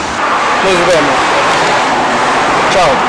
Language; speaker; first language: Spanish; non-native, learner; Haitian Creole